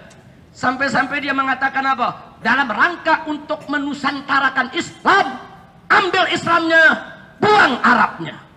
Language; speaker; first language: Indonesian; native; Indonesian